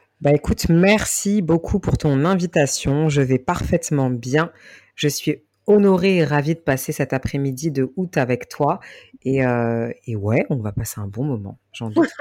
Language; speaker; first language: French; native; French